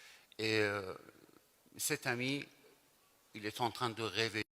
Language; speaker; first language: French; non-native, fluent; Persian